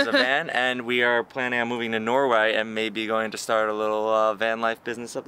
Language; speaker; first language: English; native; English